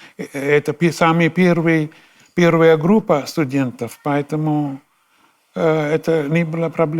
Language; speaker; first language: Russian; non-native, fluent; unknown